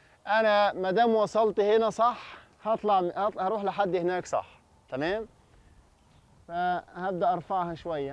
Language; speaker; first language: Arabic; native; Arabic